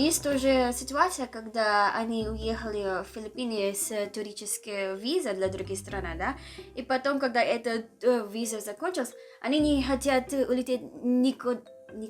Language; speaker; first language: Russian; non-native, learner; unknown